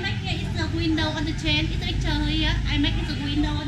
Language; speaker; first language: English; non-native, learner; Vietnamese